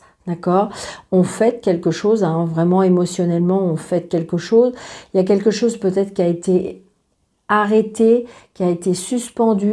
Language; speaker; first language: French; native; French